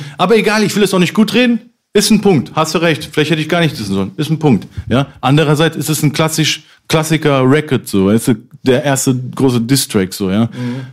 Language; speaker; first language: German; native; German